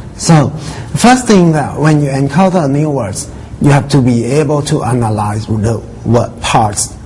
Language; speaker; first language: English; non-native, fluent; Thai